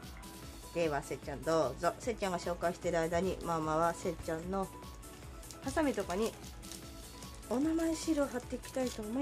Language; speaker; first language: Japanese; native; Japanese